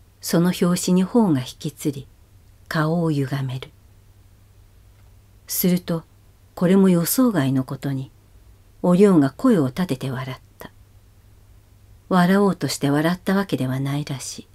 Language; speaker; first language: Japanese; native; Japanese